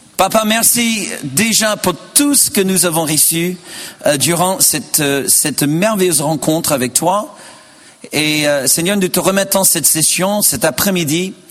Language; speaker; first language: French; non-native, fluent; English